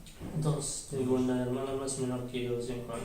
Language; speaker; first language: Spanish; early bilingual, other home language; Arabic